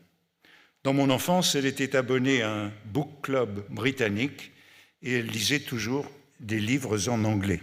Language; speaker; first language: French; native; French